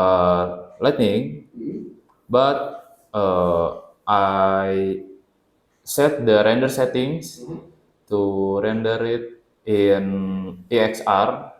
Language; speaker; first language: English; non-native, learner; Indonesian